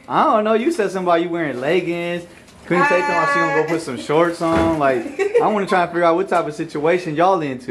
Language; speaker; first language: English; early bilingual, other home language; Spanish